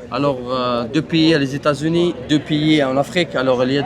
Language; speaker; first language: French; non-native, local second language; Arabic